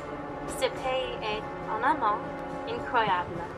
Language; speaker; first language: French; non-native, learner; English